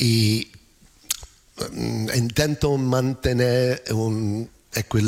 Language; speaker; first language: Spanish; non-native, learner; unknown